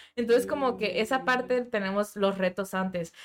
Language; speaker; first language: Spanish; native; Spanish